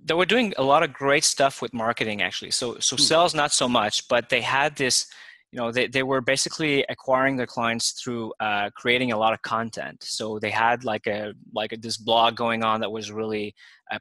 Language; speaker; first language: English; native; English